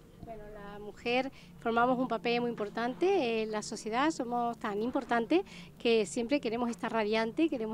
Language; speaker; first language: Spanish; native; Spanish